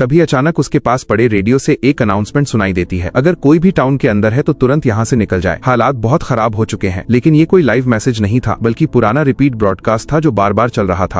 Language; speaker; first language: Hindi; native; Hindi